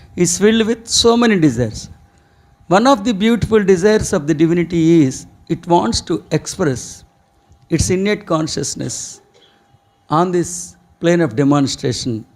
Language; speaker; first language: English; non-native, local second language; Telugu